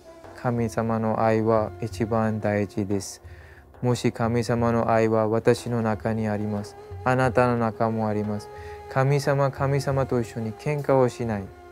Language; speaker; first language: Japanese; non-native, learner; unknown